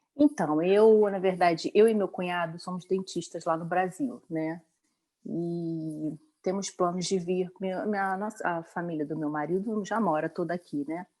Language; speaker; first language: Portuguese; native; Portuguese